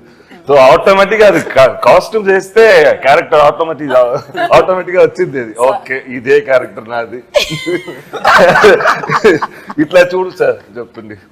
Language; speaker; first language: Telugu; non-native, learner; Tamil